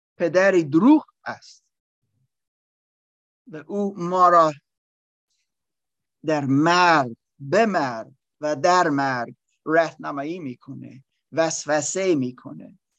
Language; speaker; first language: Persian; non-native, learner; English